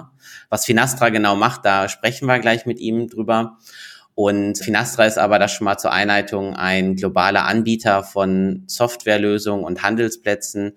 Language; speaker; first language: German; native; German